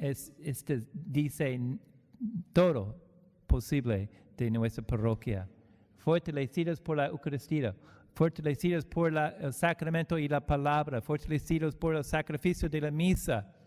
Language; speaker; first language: Spanish; non-native, learner; English